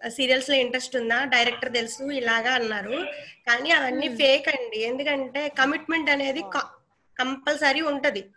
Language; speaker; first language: Telugu; native; Telugu